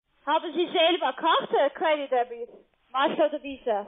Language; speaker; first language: German; non-native, learner; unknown